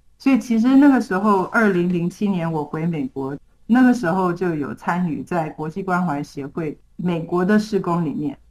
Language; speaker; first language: Chinese; native; Chinese